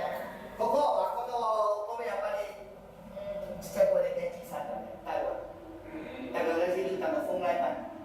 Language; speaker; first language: Japanese; non-native, fluent; Chinese